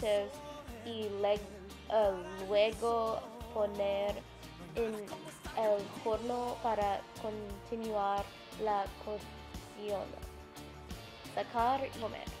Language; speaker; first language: Spanish; non-native, learner; English